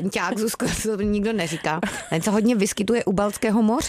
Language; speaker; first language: Czech; native; Czech